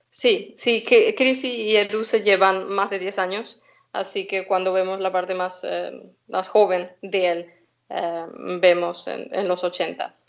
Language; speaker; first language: Spanish; native; Spanish